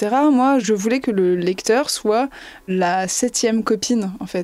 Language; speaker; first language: French; native; French